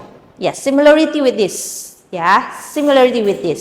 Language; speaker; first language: English; non-native, fluent; Indonesian